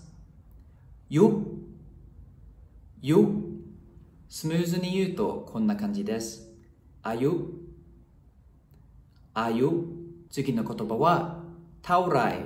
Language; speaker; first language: Japanese; non-native, fluent; Thai